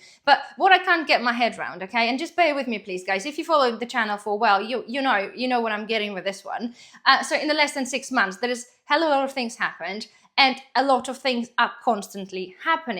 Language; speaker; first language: English; non-native, fluent; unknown